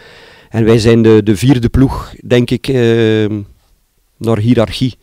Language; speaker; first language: Dutch; native; Dutch